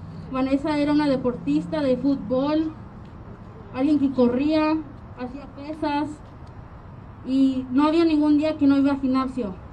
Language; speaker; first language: Spanish; early bilingual, heritage; Spanish